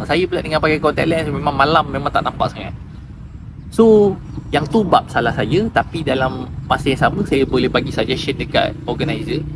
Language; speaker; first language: Malay; native; Malay